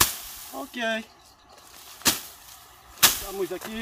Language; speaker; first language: Portuguese; non-native, learner; Vietnamese